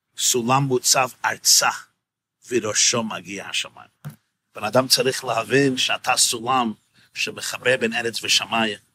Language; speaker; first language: Hebrew; non-native, fluent; English